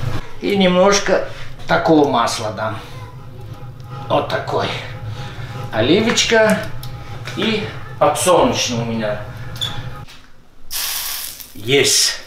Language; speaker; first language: Russian; non-native, fluent; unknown